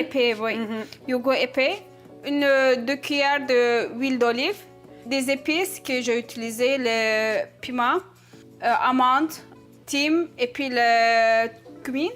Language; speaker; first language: French; non-native, learner; Turkish